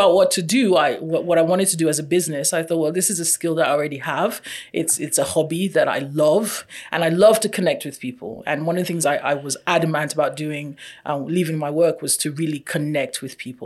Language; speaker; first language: English; non-native, local second language; Yoruba